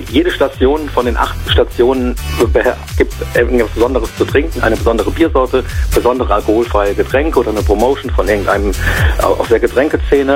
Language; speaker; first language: German; native; German